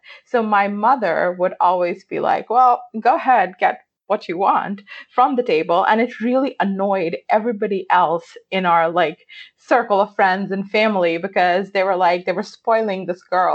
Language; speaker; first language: English; non-native, local second language; Urdu